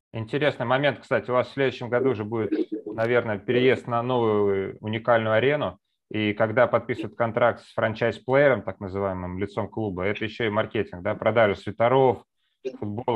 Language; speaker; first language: Russian; native; Russian